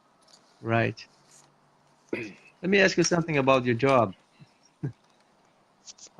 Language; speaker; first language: English; non-native, fluent; Portuguese